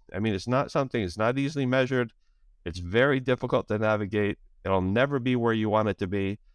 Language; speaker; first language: English; native; English